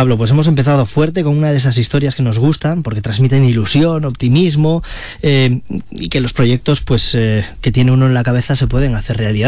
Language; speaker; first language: Spanish; native; Spanish